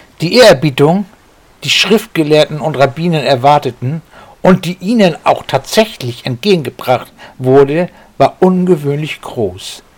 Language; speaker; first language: German; native; German